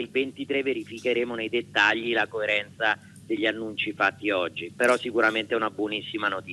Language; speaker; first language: Italian; native; Italian